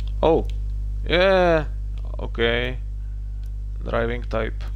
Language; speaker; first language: English; non-native, learner; Czech